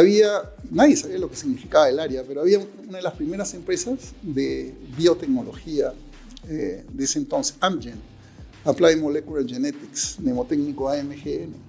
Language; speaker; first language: Spanish; native; Spanish